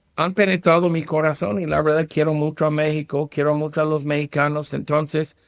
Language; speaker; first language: Spanish; non-native, learner; English